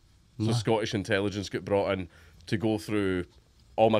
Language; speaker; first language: English; native; English